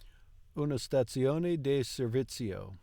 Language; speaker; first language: Italian; non-native, learner; English